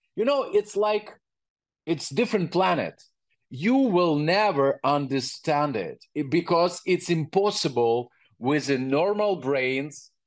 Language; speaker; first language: English; non-native, learner; Ukrainian